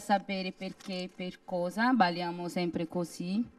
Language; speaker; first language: Italian; non-native, fluent; Portuguese